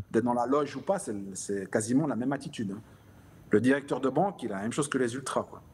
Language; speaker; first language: French; native; French